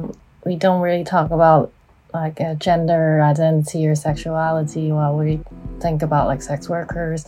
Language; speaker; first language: English; non-native, local second language; Cantonese